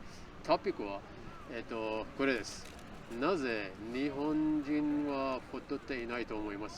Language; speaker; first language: Japanese; non-native, learner; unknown